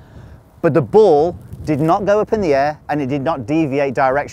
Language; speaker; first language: English; native; English